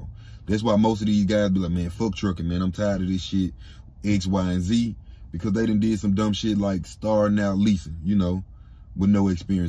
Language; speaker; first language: English; native; English